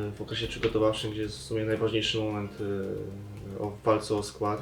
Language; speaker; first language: Polish; native; Polish